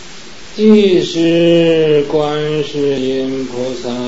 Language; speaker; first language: Chinese; native; Chinese